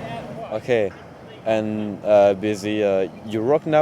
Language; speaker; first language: English; non-native, learner; French